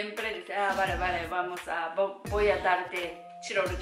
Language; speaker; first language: Spanish; non-native, learner; Japanese